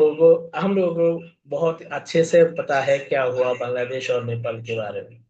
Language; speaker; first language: Hindi; non-native, fluent; Bangla